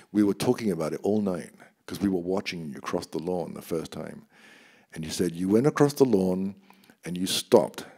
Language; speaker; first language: English; native; English